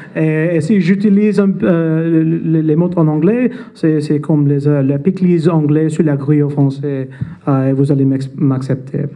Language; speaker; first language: French; non-native, fluent; English